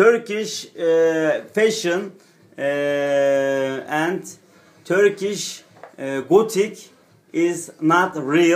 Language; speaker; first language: English; non-native, learner; Turkish